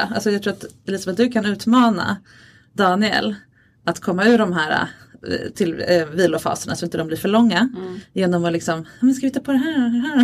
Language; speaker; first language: Swedish; native; Swedish